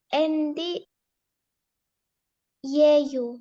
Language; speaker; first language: Korean; non-native, learner; Spanish